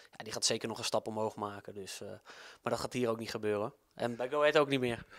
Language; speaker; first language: Dutch; native; Dutch